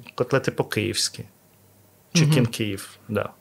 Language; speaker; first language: Ukrainian; non-native, local second language; Russian